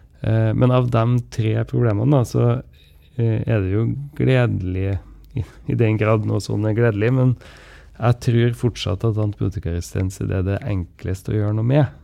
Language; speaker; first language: Norwegian; native; Norwegian